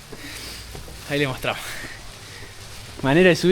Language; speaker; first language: Spanish; native; Spanish